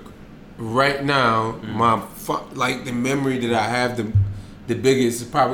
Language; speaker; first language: English; native; English